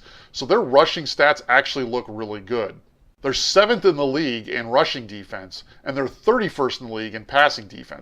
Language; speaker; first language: English; native; English